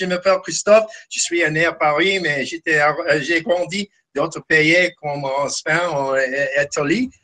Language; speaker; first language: French; non-native, fluent; English